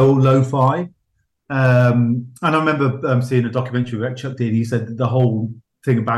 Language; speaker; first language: English; native; English